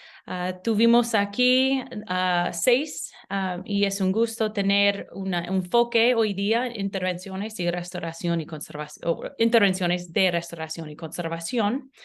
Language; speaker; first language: Spanish; non-native, learner; English